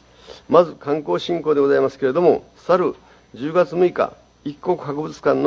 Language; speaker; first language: Japanese; native; Japanese